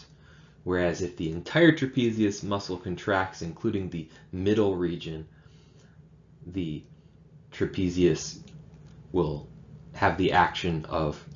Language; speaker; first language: English; native; English